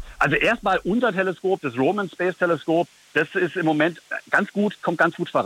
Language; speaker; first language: German; native; German